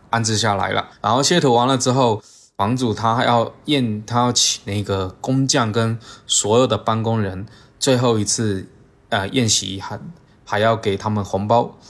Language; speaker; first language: Chinese; native; Chinese